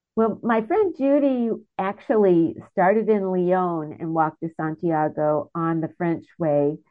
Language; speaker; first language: English; native; English